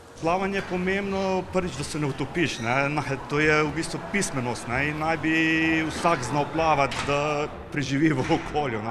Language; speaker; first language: Slovenian; native; Slovenian